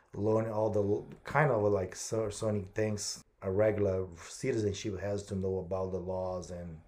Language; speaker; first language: English; non-native, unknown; Portuguese